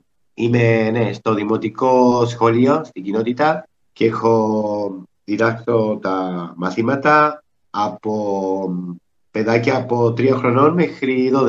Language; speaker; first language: Greek; early bilingual, heritage; Spanish